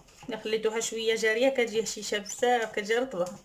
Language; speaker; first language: Arabic; native; Arabic